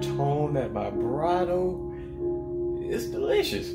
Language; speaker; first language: English; native; English